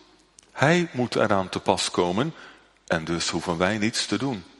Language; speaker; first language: Dutch; native; Dutch